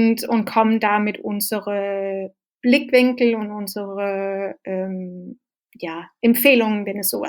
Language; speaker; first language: German; non-native, fluent; Danish